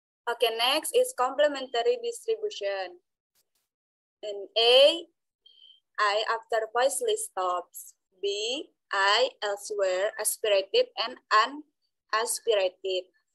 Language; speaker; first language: English; non-native, learner; Indonesian